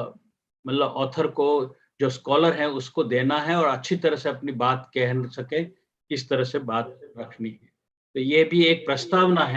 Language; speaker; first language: Hindi; native; Hindi